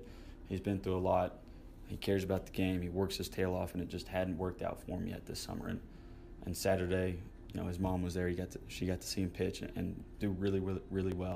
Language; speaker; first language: English; native; English